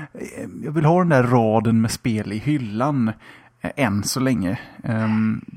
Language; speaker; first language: Swedish; native; Swedish